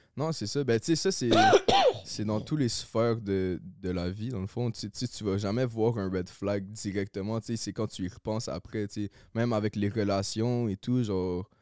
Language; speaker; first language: French; native; French